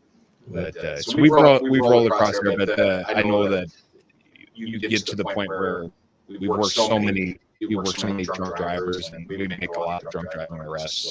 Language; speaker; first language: English; native; English